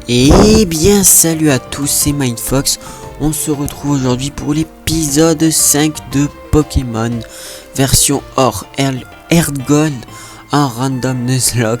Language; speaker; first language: French; native; French